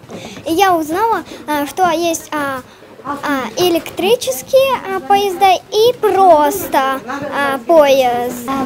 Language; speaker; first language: Russian; non-native, local second language; Kazakh